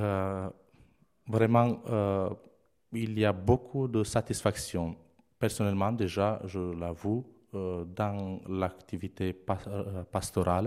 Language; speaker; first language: French; non-native, fluent; Romanian